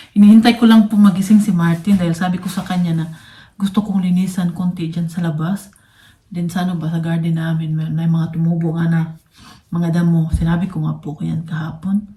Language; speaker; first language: Filipino; non-native, local second language; Cebuano